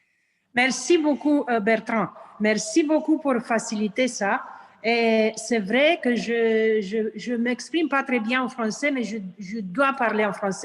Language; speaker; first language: French; non-native, learner; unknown